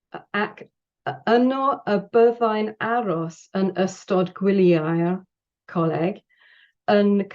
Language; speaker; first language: Welsh; non-native, learner; English